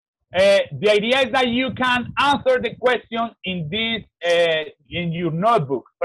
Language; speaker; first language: English; non-native, learner; Spanish